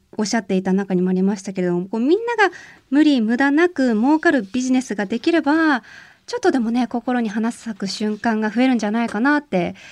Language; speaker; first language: Japanese; native; Japanese